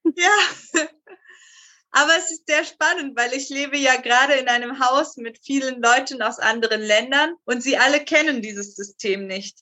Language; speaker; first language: German; native; German